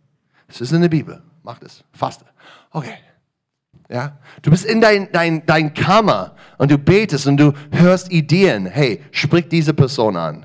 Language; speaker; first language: German; non-native, learner; English